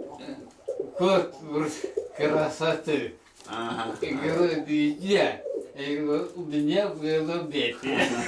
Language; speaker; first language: Russian; non-native, local second language; Ukrainian